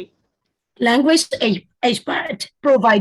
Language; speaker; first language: English; non-native, learner; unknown